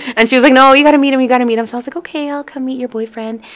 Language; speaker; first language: English; native; English